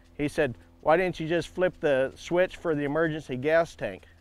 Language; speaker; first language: English; native; English